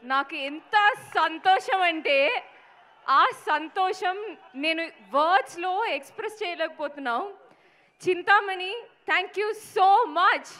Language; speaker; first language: Telugu; non-native, fluent; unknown